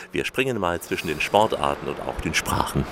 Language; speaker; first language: German; native; German